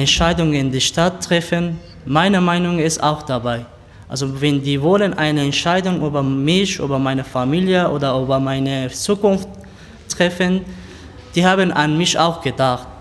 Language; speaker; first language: German; non-native, learner; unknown